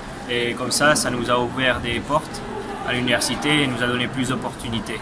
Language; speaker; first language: French; non-native, fluent; Spanish